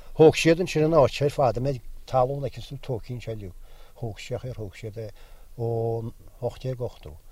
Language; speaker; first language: Irish; native; Irish